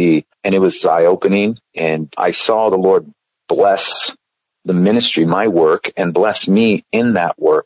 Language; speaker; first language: English; native; English